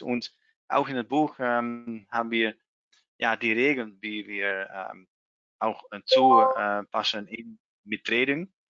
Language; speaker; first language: German; non-native, learner; Dutch